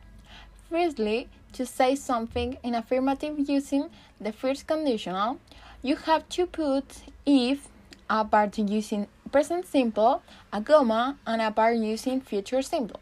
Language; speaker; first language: English; non-native, learner; Spanish